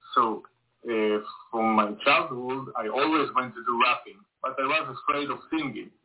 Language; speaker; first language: English; non-native, learner; Hebrew